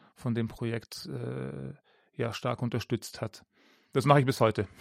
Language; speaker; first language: German; native; German